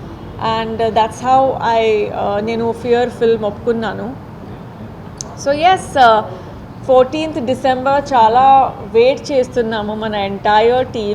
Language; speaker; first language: Telugu; non-native, fluent; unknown